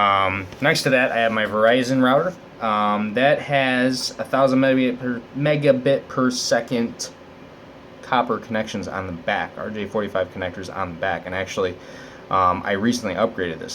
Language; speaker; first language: English; native; English